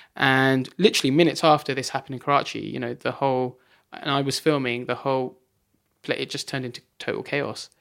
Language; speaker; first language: English; native; English